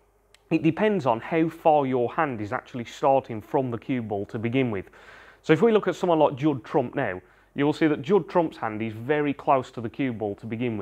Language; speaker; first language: English; native; English